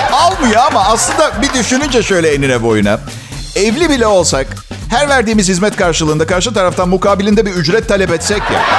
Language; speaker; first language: Turkish; non-native, fluent; Italian